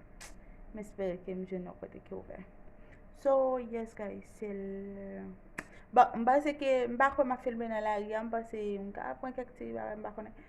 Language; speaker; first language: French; non-native, local second language; Haitian Creole